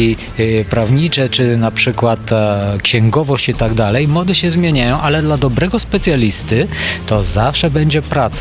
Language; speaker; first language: Polish; non-native, fluent; Bulgarian